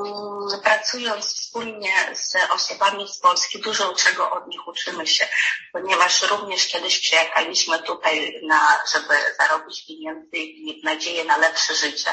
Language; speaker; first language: Polish; non-native, fluent; Ukrainian